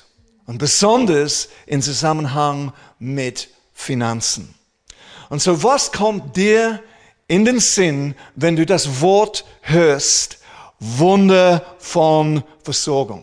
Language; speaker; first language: German; non-native, fluent; English